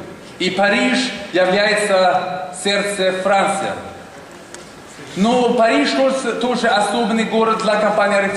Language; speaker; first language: Russian; non-native, learner; Swedish